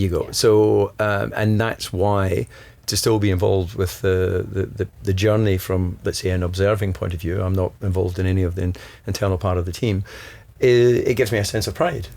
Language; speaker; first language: English; native; English